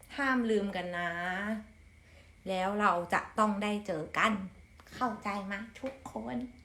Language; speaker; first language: Thai; native; Thai